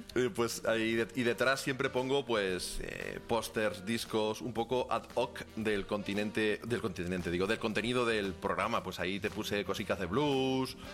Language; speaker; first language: Spanish; native; Spanish